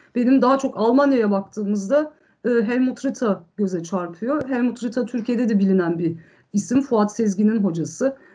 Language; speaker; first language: Turkish; early bilingual, heritage; Turkish